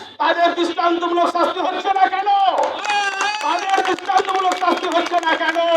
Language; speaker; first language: Bangla; non-native, local second language; Santali